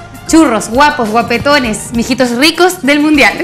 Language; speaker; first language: Spanish; native; Spanish